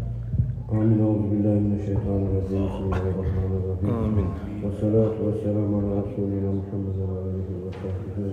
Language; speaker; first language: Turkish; native; Turkish